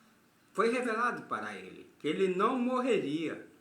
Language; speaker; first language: Portuguese; native; Portuguese